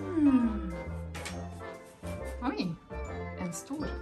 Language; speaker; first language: Swedish; non-native, learner; Japanese